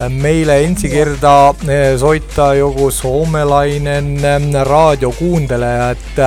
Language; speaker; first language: Finnish; non-native, learner; Estonian